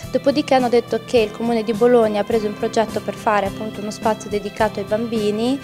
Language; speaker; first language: Italian; early bilingual, other home language; Arabic